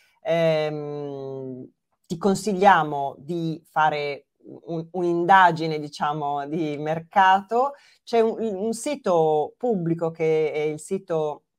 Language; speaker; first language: Italian; native; Italian